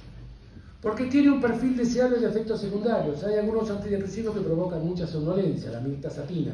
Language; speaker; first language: Spanish; native; Spanish